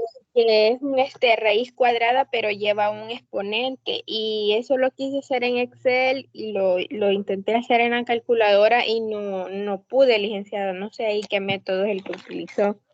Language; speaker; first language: Spanish; native; Spanish